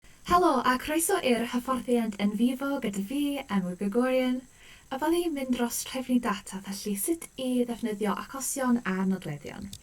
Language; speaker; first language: Welsh; non-native, local second language; English